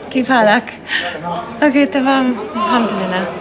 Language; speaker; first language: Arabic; non-native, learner; English